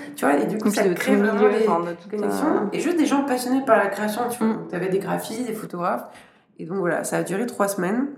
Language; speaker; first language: French; native; French